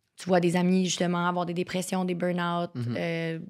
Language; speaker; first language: French; native; French